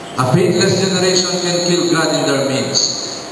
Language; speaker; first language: English; non-native, local second language; Filipino